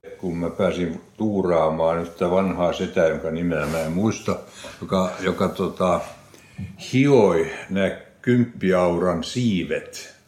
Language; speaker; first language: Finnish; non-native, local second language; Swedish